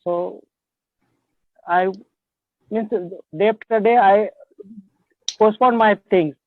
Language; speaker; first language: English; non-native, learner; Marathi